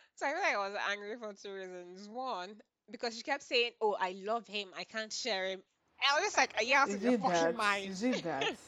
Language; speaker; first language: English; non-native, local second language; Yoruba